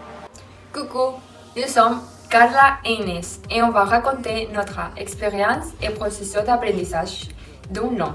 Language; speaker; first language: French; non-native, learner; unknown